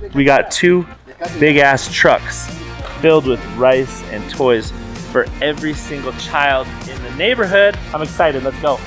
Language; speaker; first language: English; native; English